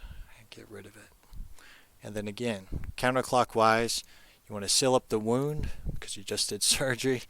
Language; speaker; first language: English; native; English